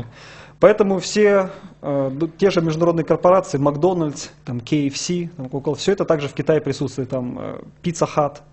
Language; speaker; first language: Russian; native; Russian